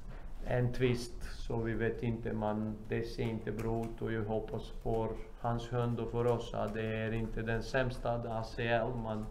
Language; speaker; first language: Swedish; non-native, fluent; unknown